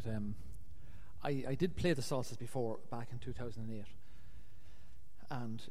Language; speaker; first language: English; native; English